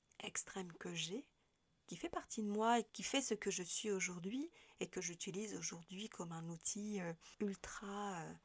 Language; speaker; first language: French; native; French